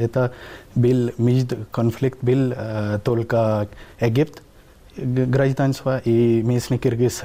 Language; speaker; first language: Russian; non-native, local second language; Urdu